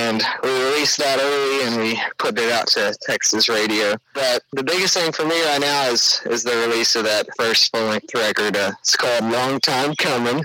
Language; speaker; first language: English; native; English